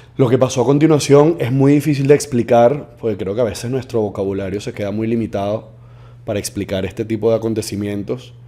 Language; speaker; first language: Spanish; native; Spanish